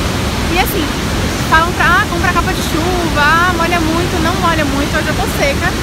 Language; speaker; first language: Portuguese; native; Portuguese